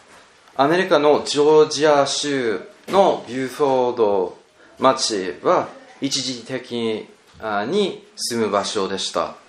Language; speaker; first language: Japanese; non-native, learner; English